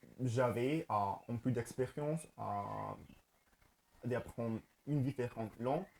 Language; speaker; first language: French; non-native, learner; Spanish